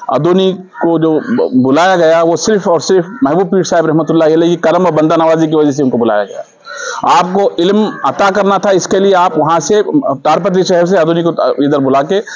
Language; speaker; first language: Urdu; native; Urdu